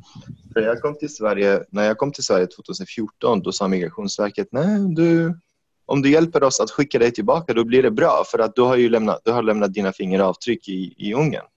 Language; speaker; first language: Swedish; non-native, fluent; Arabic